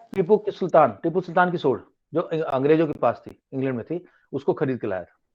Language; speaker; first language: Hindi; native; Hindi